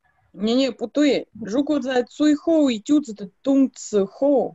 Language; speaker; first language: Chinese; non-native, fluent; Russian